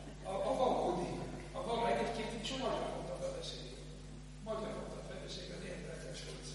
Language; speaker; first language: Hungarian; non-native, fluent; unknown